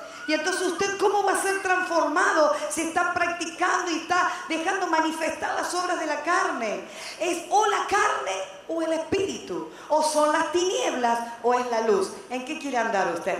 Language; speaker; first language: Spanish; native; Spanish